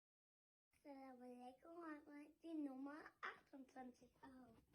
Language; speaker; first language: German; early bilingual, other home language; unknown